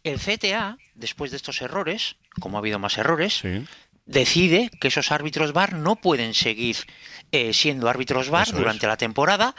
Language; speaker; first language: Spanish; native; Spanish